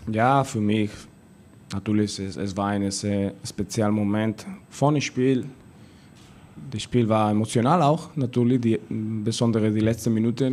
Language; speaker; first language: German; non-native, learner; Spanish